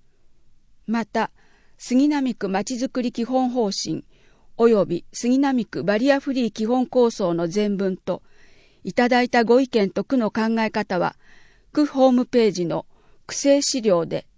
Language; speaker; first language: Japanese; native; Japanese